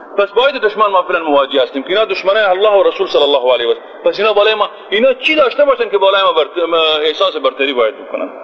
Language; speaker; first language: Persian; native; Persian